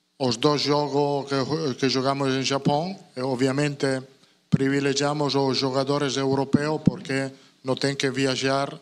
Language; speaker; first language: Portuguese; non-native, learner; Italian